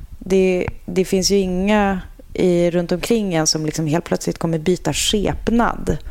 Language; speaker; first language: Swedish; native; Swedish